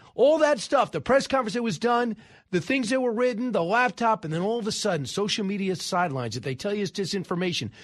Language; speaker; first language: English; native; English